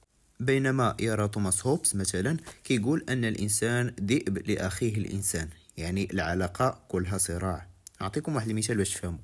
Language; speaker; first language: Arabic; native; Arabic